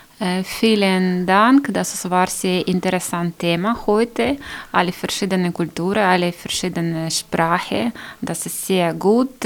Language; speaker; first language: German; non-native, learner; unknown